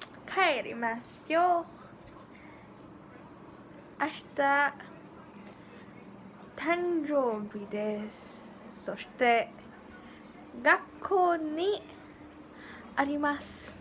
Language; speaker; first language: Japanese; non-native, learner; English